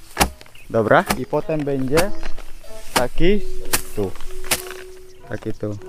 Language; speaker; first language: Polish; non-native, learner; Balinese